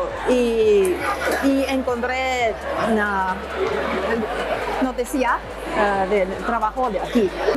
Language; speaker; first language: Spanish; non-native, learner; Japanese